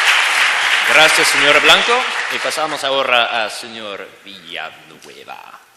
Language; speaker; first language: Spanish; non-native, learner; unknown